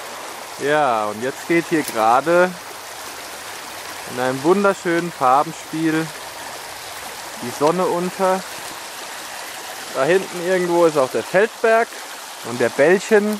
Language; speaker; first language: German; native; German